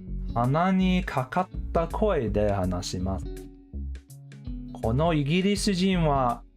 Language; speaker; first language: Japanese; non-native, learner; English